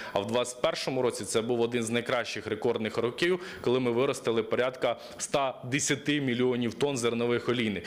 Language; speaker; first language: Ukrainian; native; Ukrainian